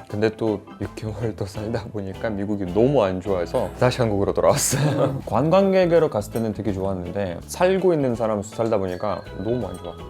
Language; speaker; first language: Korean; non-native, fluent; Russian